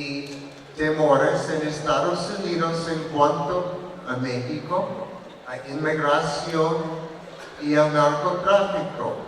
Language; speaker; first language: Spanish; non-native, learner; English